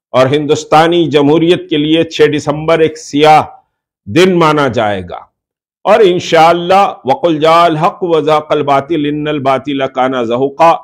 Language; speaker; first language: Hindi; non-native, local second language; Urdu